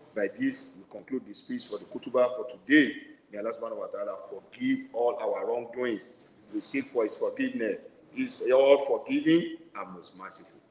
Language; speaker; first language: English; non-native, local second language; Yoruba